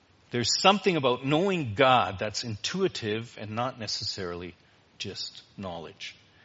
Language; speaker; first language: English; native; English